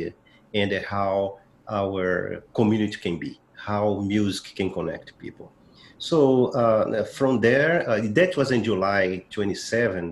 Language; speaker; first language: English; non-native, fluent; Portuguese